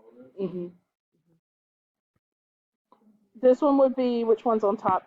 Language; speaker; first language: English; native; English